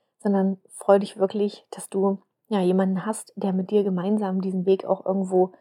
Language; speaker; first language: German; native; German